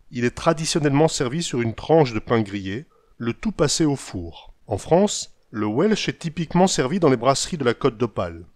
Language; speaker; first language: French; native; French